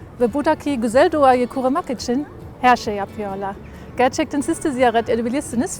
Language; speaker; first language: Turkish; non-native, fluent; German